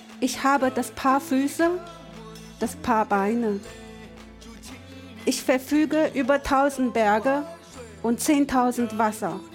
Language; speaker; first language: German; non-native, fluent; Chinese